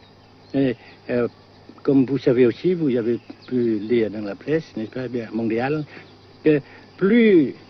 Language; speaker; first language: French; non-native, fluent; Vietnamese